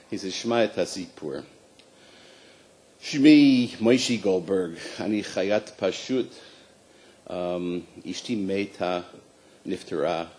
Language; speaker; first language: Hebrew; non-native, fluent; English